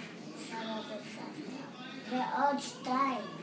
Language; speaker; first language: Hebrew; early bilingual, heritage; English